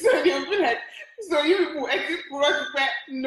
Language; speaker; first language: English; non-native, local second language; Yoruba